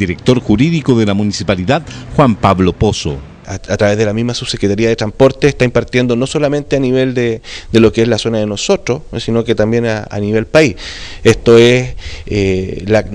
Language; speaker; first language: Spanish; native; Spanish